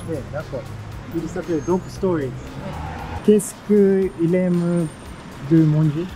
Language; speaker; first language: French; non-native, fluent; Japanese